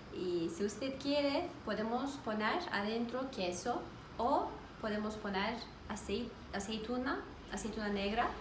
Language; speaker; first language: Spanish; non-native, learner; Turkish